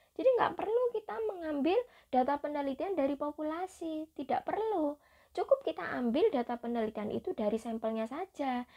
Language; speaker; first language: Indonesian; native; Indonesian